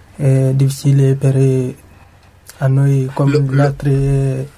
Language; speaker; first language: Italian; non-native, learner; Mandingo